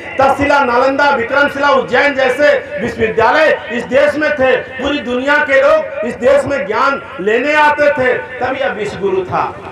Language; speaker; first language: Hindi; native; Hindi